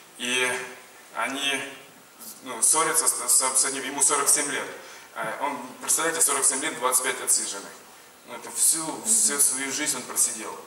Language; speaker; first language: Russian; non-native, local second language; Ukrainian